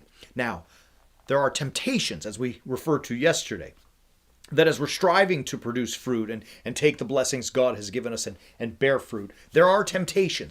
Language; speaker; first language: English; native; English